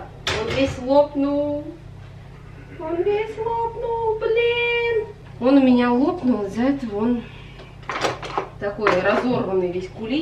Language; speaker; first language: Russian; native; Russian